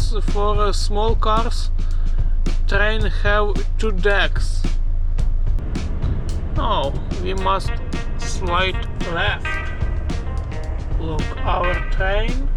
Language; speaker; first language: English; non-native, learner; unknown